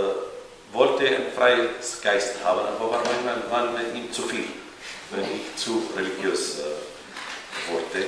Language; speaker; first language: German; non-native, fluent; Arabic